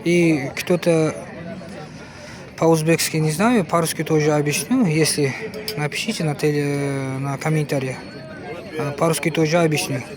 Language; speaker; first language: Russian; non-native, learner; Uzbek